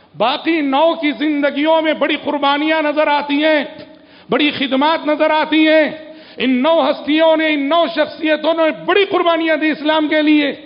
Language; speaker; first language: Urdu; native; Urdu